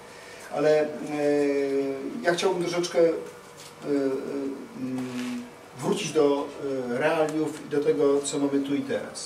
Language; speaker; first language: Polish; native; Polish